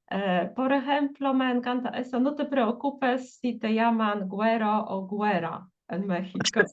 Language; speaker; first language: Spanish; non-native, fluent; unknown